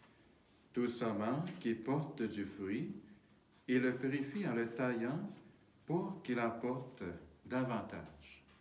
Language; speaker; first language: French; native; French